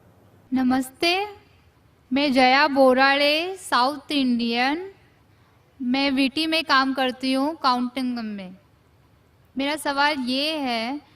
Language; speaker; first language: Hindi; non-native, local second language; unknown